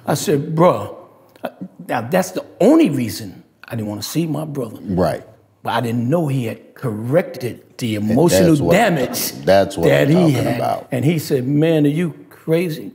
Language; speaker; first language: English; native; English